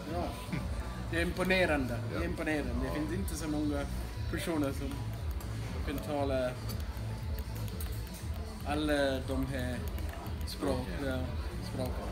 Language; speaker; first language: Swedish; non-native, learner; Italian